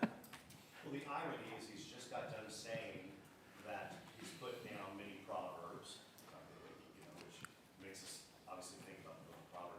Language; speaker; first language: English; native; English